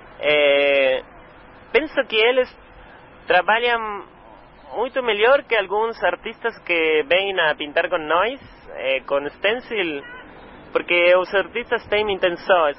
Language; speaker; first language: Portuguese; non-native, learner; Spanish